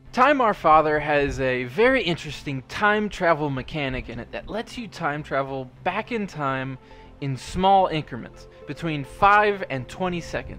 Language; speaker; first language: English; native; English